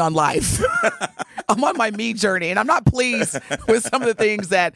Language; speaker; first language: English; native; English